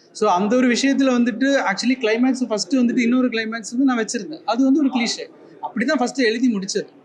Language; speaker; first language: Tamil; native; Tamil